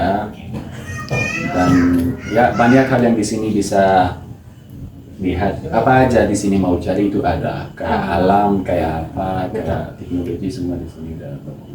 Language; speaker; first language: Indonesian; non-native, fluent; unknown